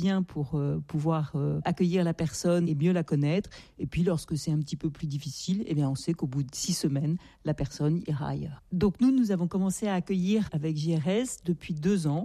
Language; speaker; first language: French; native; French